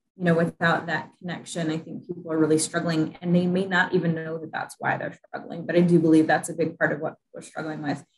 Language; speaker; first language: English; native; English